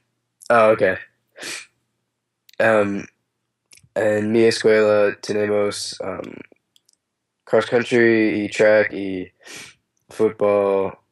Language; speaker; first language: Spanish; non-native, learner; English